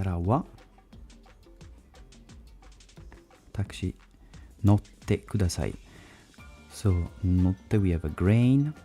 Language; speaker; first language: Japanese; non-native, learner; Italian